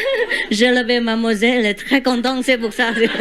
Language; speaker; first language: French; non-native, learner; Vietnamese